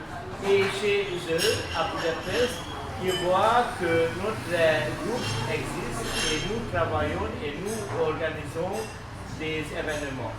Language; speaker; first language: French; non-native, learner; Hungarian